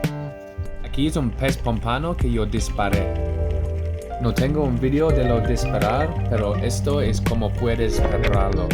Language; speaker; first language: Spanish; non-native, learner; English